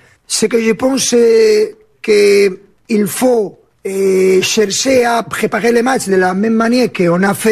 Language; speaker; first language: French; non-native, learner; Spanish